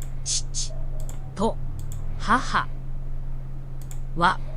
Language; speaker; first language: Japanese; non-native, learner; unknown